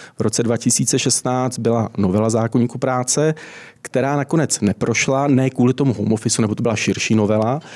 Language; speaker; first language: Czech; native; Czech